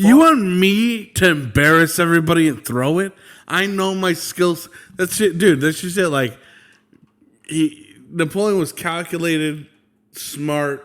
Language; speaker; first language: English; native; English